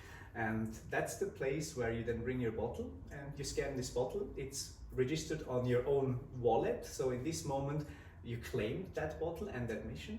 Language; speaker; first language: English; non-native, fluent; Swiss German